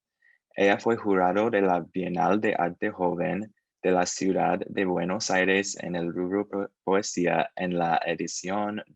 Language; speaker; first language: Spanish; non-native, learner; English